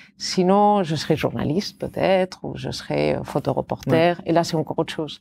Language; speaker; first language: French; non-native, fluent; Catalan